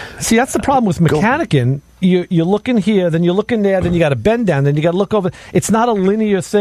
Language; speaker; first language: English; native; English